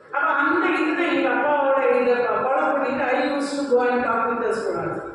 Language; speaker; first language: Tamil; non-native, local second language; Malayalam